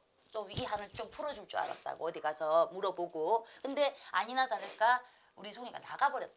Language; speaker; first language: Korean; native; Korean